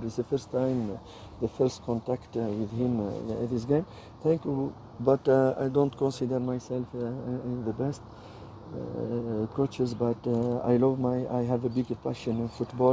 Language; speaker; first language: English; non-native, learner; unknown